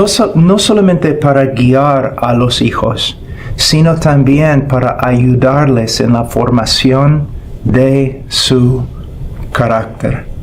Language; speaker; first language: Spanish; non-native, fluent; English